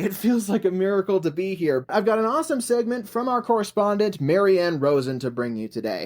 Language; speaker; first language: English; native; English